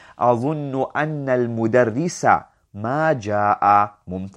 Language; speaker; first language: Arabic; non-native, fluent; English